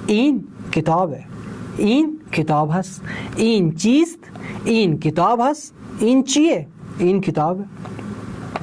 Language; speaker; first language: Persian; non-native, fluent; Urdu